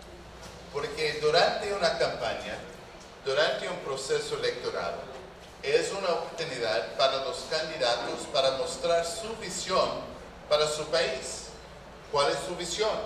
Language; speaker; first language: Spanish; non-native, fluent; English